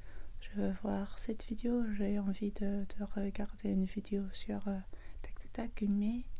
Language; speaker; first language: French; non-native, learner; English